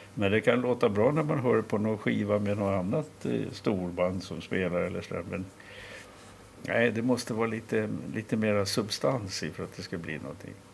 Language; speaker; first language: Swedish; native; Swedish